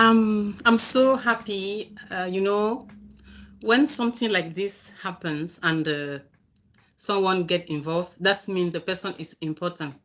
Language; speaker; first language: English; non-native, learner; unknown